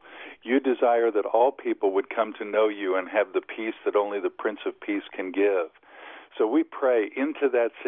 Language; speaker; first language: English; native; English